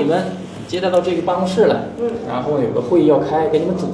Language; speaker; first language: Chinese; native; Chinese